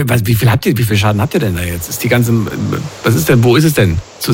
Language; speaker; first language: German; native; German